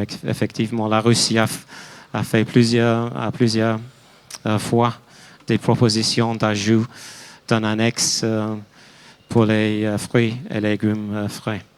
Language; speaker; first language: French; non-native, fluent; English